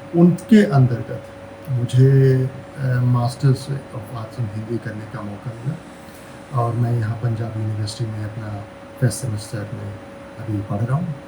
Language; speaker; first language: Hindi; native; Hindi